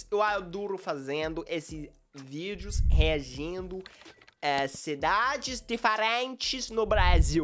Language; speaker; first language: Portuguese; non-native, learner; English